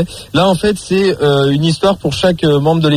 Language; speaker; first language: French; native; French